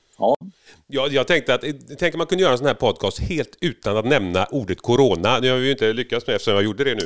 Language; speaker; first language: Swedish; native; Swedish